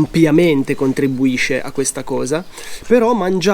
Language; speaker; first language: Italian; native; Italian